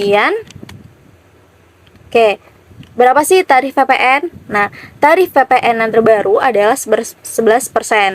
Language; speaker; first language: Indonesian; native; Indonesian